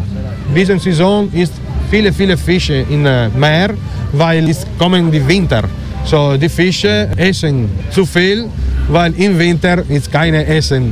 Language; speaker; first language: German; non-native, learner; Italian